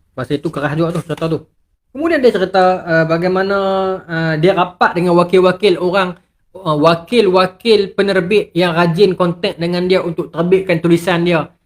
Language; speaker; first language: Malay; native; Malay